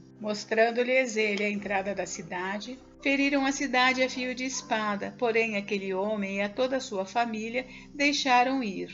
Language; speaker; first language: Portuguese; native; Portuguese